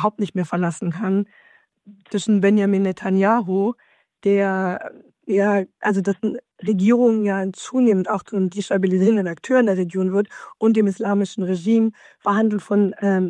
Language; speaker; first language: German; native; German